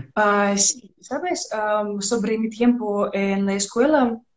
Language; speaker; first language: Spanish; non-native, learner; Russian